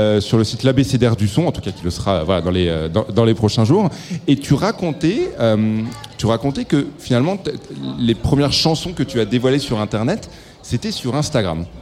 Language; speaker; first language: French; native; French